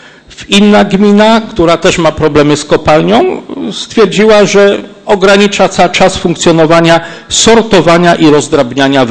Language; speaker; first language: Polish; native; Polish